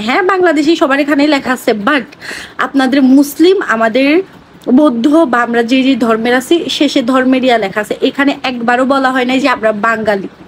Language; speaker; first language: Bangla; non-native, local second language; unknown